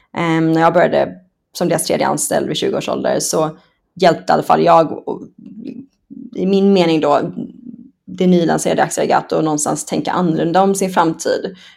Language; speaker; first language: Swedish; early bilingual, other home language; Persian